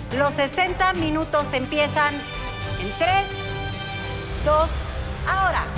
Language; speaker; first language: Spanish; native; Spanish